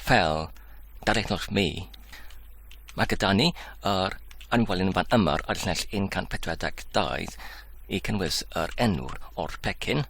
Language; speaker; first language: Welsh; non-native, learner; Polish